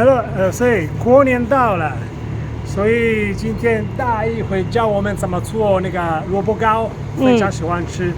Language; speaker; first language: Chinese; non-native, fluent; Italian